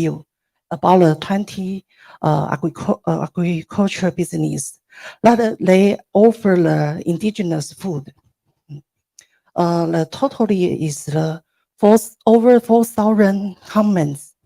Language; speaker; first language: English; non-native, learner; Chinese